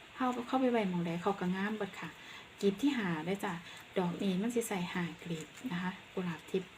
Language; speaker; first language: Thai; non-native, local second language; Northeastern Thai